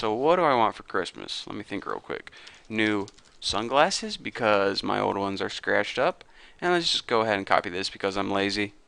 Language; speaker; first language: English; native; English